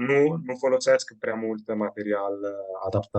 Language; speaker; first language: Romanian; non-native, fluent; Italian